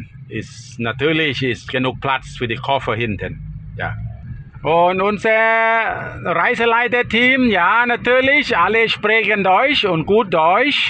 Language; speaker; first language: German; non-native, fluent; Thai